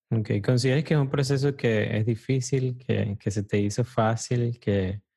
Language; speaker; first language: Spanish; native; Spanish